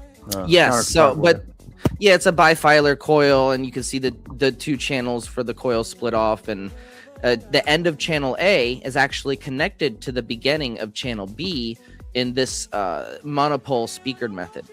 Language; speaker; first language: English; native; English